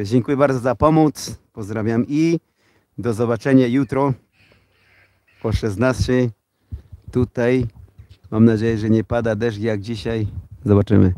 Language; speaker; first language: Polish; non-native, learner; Spanish